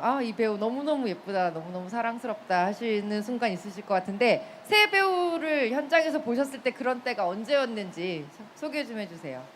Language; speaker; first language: Korean; native; Korean